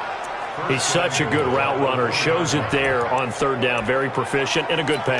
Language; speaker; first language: English; native; English